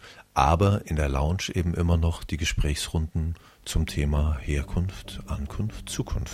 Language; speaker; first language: German; native; German